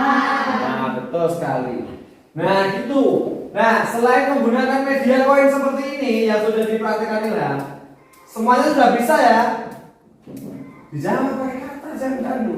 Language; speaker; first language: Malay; non-native, local second language; Javanese